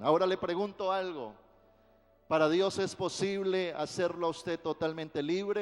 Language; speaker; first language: Spanish; native; Spanish